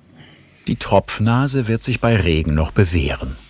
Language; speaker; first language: German; native; German